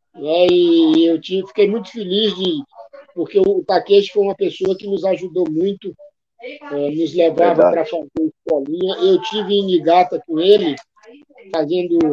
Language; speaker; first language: Portuguese; native; Portuguese